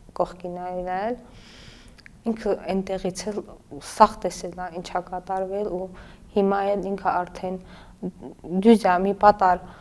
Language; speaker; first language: Armenian; native; Armenian